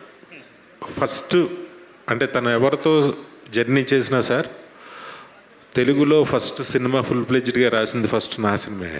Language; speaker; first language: Telugu; native; Telugu